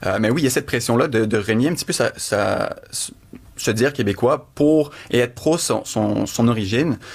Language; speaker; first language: French; early bilingual, other home language; Arabic